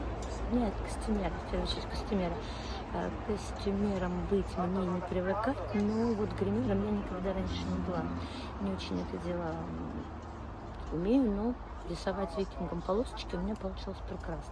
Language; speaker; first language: Russian; native; Russian